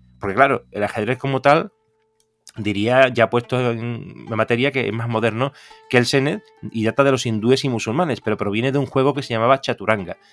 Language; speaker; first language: Spanish; native; Spanish